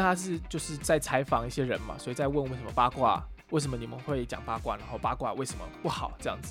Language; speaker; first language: Chinese; early bilingual, heritage; Chinese